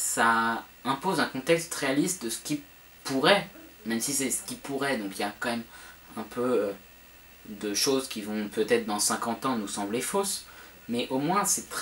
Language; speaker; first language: French; native; French